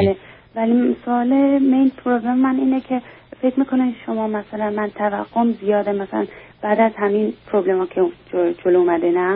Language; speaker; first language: Persian; early bilingual, heritage; Persian